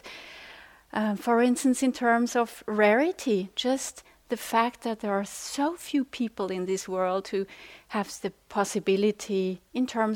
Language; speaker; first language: English; non-native, fluent; Swiss German